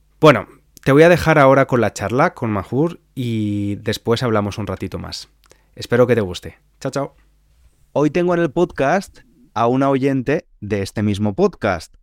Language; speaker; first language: Spanish; native; Spanish